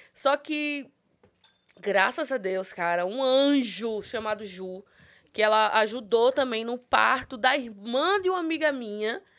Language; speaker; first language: Portuguese; native; Portuguese